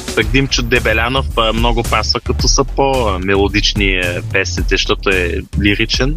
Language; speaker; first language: Bulgarian; early bilingual, heritage; Bulgarian